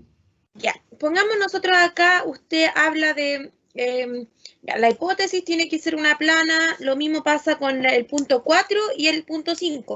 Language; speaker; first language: Spanish; native; Spanish